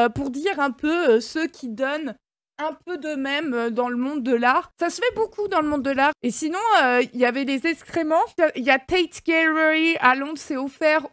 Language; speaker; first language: French; native; French